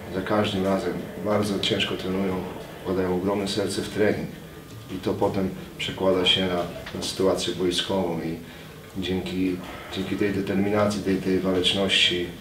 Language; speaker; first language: Polish; native; Polish